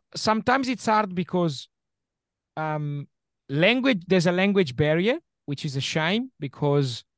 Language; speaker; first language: English; non-native, fluent; Italian